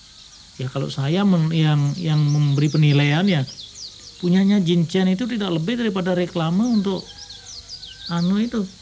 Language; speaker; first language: Indonesian; native; Indonesian